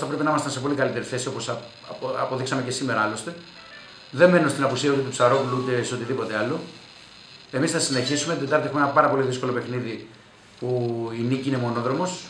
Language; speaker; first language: Greek; native; Greek